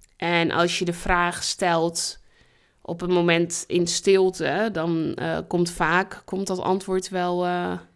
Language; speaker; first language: Dutch; early bilingual, other home language; Spanish